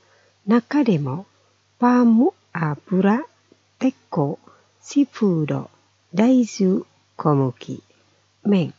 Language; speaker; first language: Japanese; non-native, fluent; Indonesian